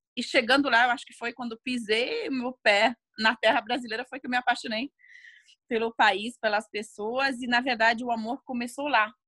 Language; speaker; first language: Portuguese; non-native, fluent; Hungarian